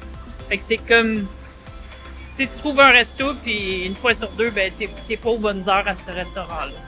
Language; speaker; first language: French; native; French